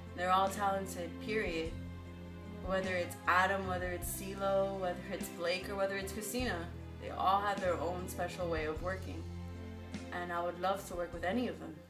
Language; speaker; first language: English; native; English